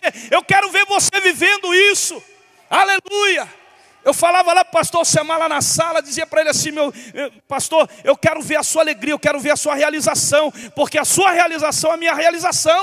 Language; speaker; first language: Portuguese; native; Portuguese